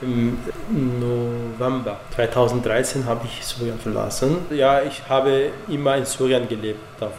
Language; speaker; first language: German; non-native, fluent; Arabic